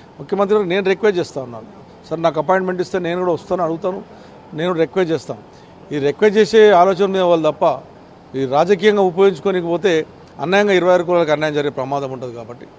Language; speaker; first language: Telugu; native; Telugu